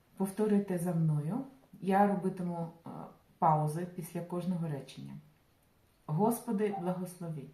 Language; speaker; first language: Ukrainian; non-native, local second language; Russian